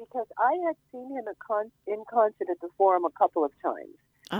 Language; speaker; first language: English; native; English